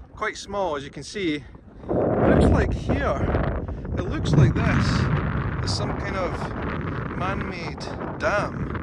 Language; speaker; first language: English; native; English